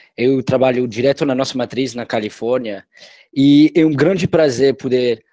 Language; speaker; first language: Portuguese; non-native, fluent; English